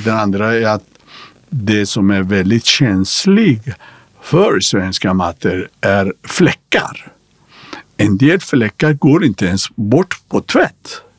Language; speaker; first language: Swedish; non-native, fluent; Persian